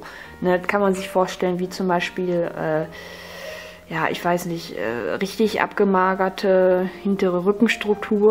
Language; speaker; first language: German; native; German